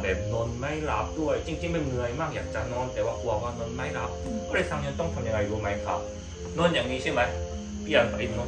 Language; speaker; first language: Thai; non-native, fluent; Korean